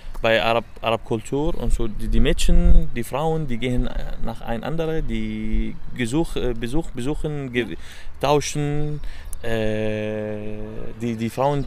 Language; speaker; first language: German; non-native, learner; Arabic